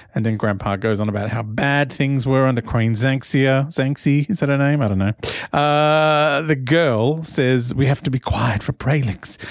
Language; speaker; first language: English; native; English